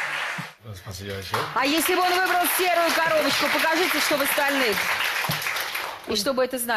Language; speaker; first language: Russian; native; Russian